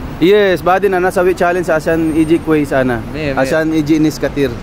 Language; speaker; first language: Arabic; non-native, learner; Filipino